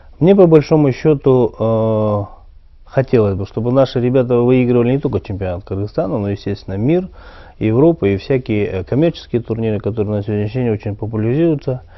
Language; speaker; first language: Russian; non-native, local second language; Kyrgyz